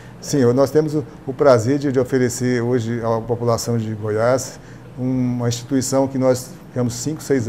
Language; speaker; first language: Portuguese; native; Portuguese